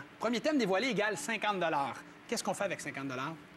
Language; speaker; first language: French; native; French